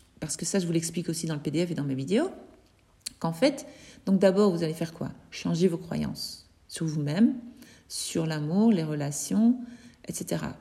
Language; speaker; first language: French; native; French